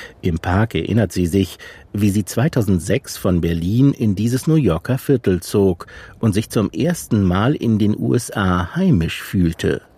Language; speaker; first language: German; native; German